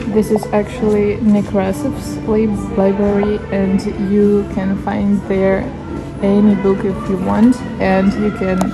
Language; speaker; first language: English; non-native, fluent; Russian